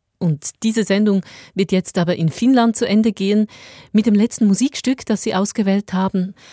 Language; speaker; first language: German; native; German